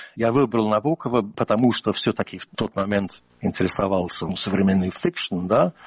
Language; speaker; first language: Russian; non-native, fluent; English